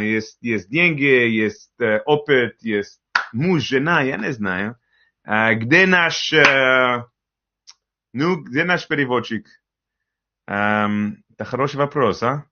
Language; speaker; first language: Russian; non-native, learner; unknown